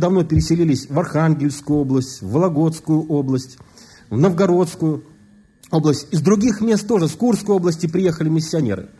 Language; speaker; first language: Russian; native; Russian